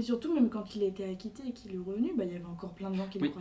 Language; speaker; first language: French; native; French